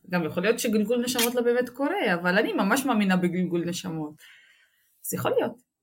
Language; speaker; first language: Hebrew; non-native, local second language; Arabic